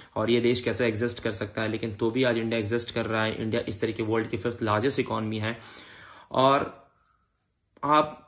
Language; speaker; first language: Hindi; native; Hindi